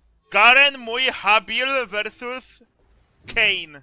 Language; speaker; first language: Spanish; non-native, learner; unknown